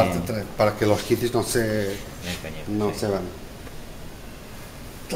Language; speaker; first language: Spanish; non-native, learner; Portuguese